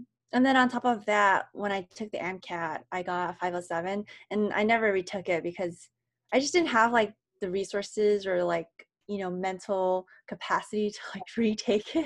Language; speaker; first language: English; native; English